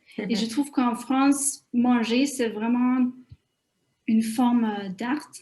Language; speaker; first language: French; non-native, fluent; Hungarian